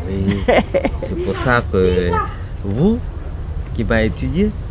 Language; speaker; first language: French; non-native, local second language; Vietnamese